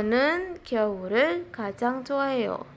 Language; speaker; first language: Korean; non-native, learner; Indonesian